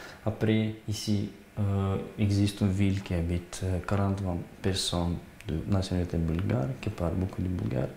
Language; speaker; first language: French; non-native, learner; Gagauz